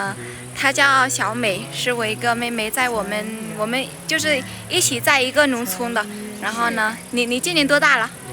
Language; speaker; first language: Chinese; non-native, learner; Vietnamese